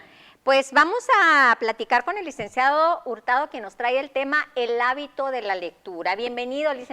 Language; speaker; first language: Spanish; native; Spanish